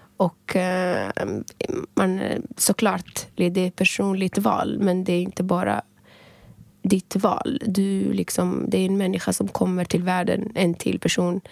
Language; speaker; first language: Swedish; non-native, fluent; Arabic